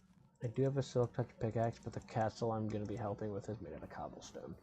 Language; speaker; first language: English; native; English